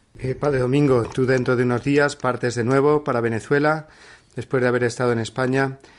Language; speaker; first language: Spanish; native; Spanish